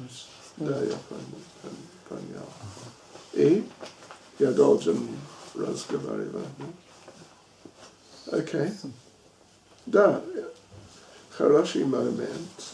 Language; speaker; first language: Russian; non-native, learner; English